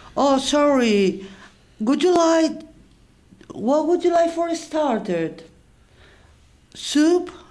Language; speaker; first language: English; non-native, fluent; Spanish